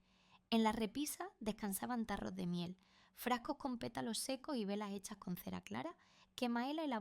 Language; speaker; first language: Spanish; native; Spanish